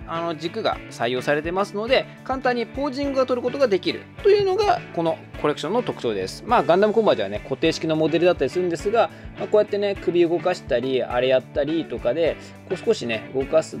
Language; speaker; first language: Japanese; native; Japanese